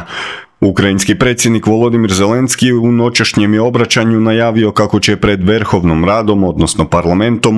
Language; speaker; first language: Croatian; native; Croatian